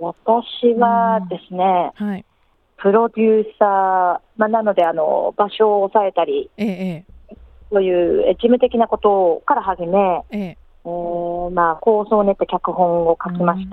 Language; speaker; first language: Japanese; native; Japanese